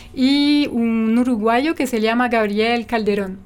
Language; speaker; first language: Spanish; non-native, fluent; French